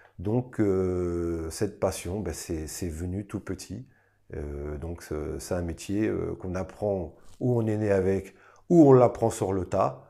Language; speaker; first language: French; native; French